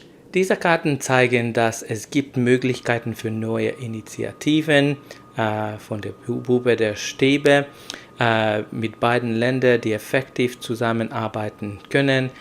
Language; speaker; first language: German; non-native, learner; Hungarian